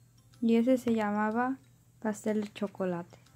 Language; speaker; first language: Spanish; early bilingual, heritage; Spanish